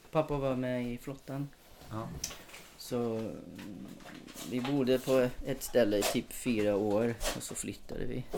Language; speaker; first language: Swedish; non-native, fluent; English